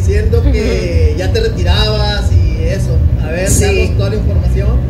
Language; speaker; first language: Spanish; native; Spanish